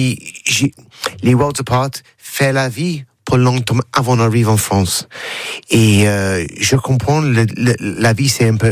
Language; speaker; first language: French; non-native, learner; English